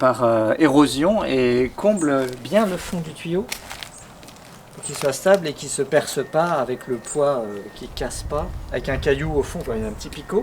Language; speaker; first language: French; native; French